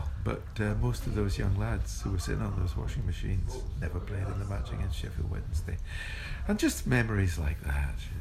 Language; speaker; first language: English; native; English